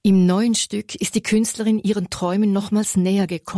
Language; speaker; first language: German; native; German